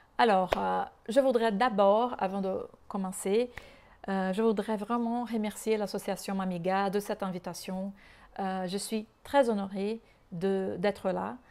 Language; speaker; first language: French; non-native, fluent; Portuguese